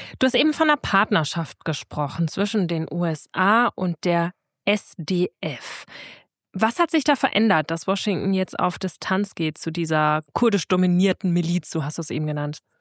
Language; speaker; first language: German; native; German